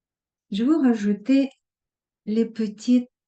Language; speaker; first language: French; non-native, fluent; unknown